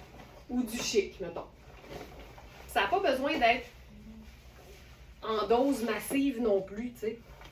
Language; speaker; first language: French; native; French